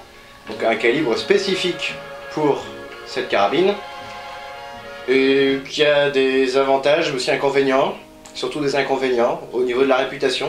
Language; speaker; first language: French; native; French